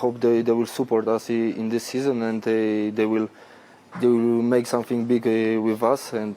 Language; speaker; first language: English; non-native, fluent; Polish